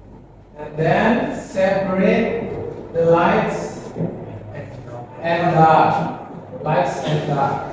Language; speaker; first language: English; non-native, learner; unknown